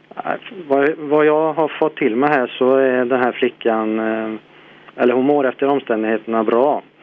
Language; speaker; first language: Swedish; native; Swedish